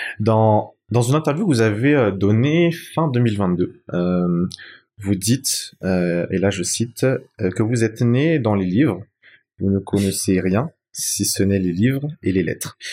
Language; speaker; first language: French; non-native, local second language; Malagasy